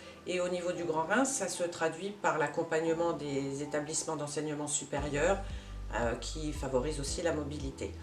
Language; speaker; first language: French; native; French